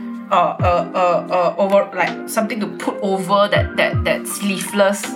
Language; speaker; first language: English; non-native, local second language; Chinese